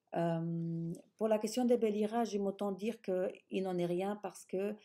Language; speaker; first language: French; early bilingual, other home language; Spanish